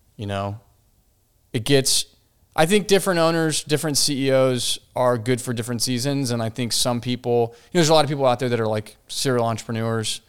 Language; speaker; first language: English; native; English